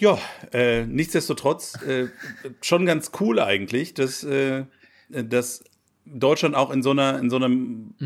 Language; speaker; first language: German; native; German